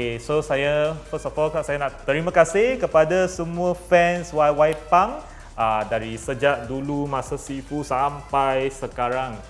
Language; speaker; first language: Malay; native; Malay